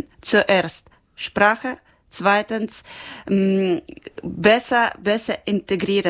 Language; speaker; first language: German; non-native, learner; Ukrainian